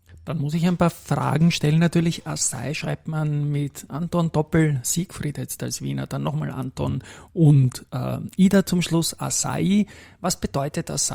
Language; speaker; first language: German; native; German